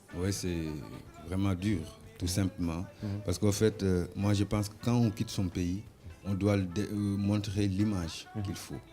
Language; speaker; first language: French; non-native, local second language; Wolof